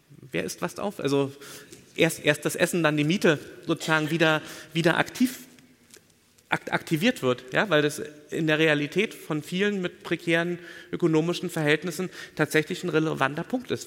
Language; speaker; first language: German; native; German